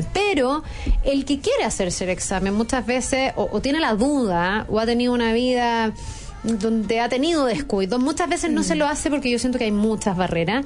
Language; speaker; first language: Spanish; native; Spanish